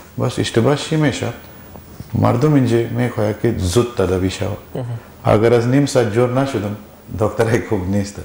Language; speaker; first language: Persian; non-native, learner; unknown